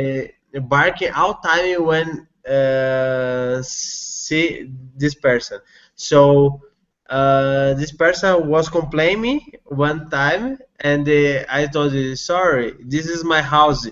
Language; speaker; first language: English; non-native, learner; Portuguese